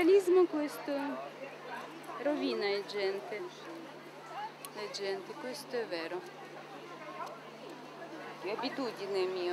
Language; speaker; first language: Italian; non-native, learner; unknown